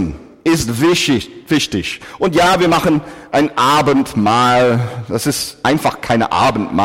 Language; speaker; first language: German; non-native, fluent; English